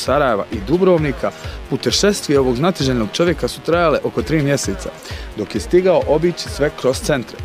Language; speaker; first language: Croatian; native; Croatian